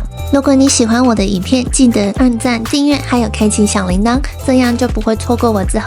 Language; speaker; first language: Chinese; native; Chinese